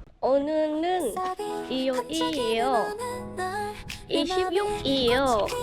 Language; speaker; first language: Korean; non-native, learner; Vietnamese